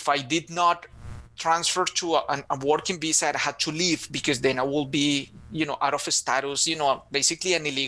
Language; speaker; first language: English; non-native, fluent; Spanish